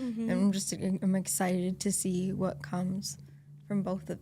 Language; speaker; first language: English; native; English